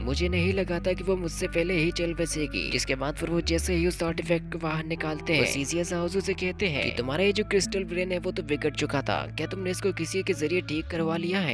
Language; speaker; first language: Hindi; native; Hindi